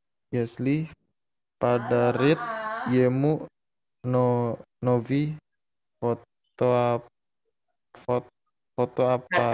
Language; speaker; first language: Russian; non-native, learner; Indonesian